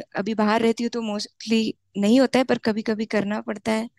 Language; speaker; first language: Hindi; non-native, local second language; Marathi